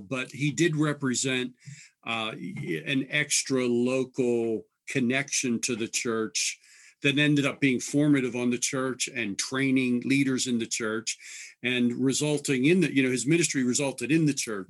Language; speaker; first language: English; native; English